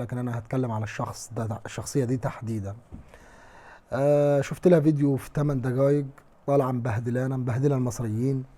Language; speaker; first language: Arabic; native; Arabic